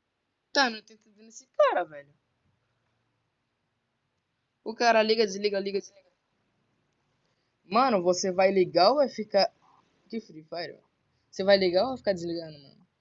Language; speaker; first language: Portuguese; native; Portuguese